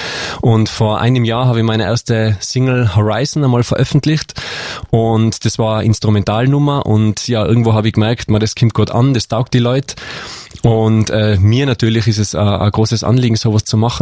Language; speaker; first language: German; native; German